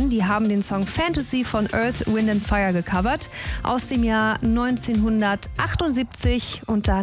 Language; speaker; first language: German; native; German